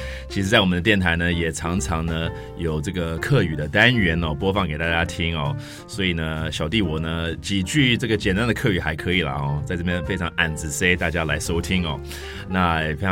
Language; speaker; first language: Chinese; native; Chinese